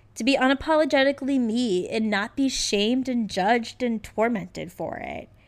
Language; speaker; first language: English; native; English